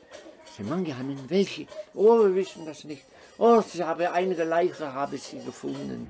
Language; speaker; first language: German; non-native, fluent; Dutch